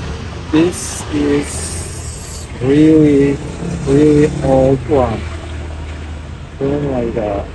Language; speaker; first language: English; non-native, learner; Turkish